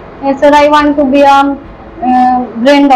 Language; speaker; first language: English; non-native, learner; Hindi